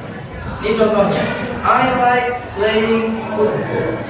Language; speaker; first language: English; non-native, local second language; Javanese